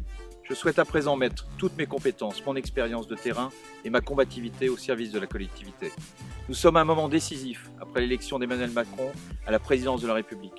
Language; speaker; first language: French; native; French